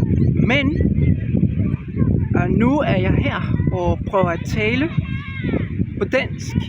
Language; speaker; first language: Danish; non-native, learner; Spanish